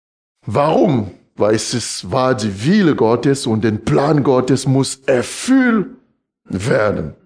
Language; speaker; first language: German; non-native, fluent; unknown